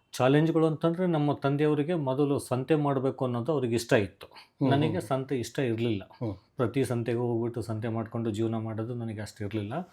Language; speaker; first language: Kannada; native; Kannada